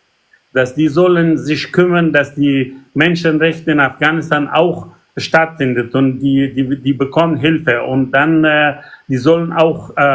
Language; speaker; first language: German; non-native, learner; Persian